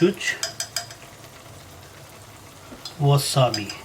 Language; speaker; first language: Russian; non-native, learner; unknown